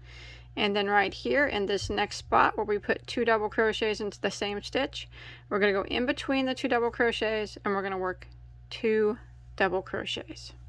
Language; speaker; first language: English; native; English